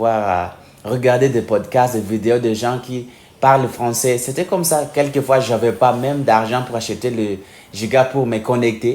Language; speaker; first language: French; non-native, fluent; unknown